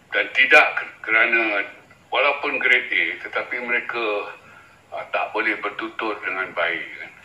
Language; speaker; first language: Malay; native; Malay